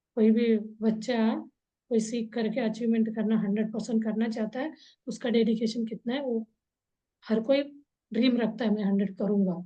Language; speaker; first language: Hindi; non-native, local second language; Kannada